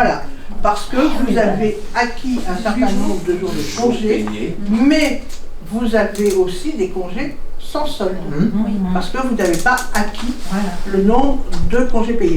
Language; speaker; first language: French; native; French